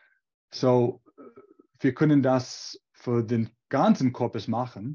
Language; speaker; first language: German; non-native, fluent; English